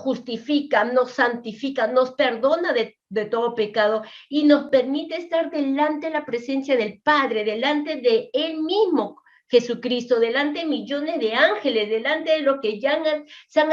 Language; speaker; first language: Spanish; native; Spanish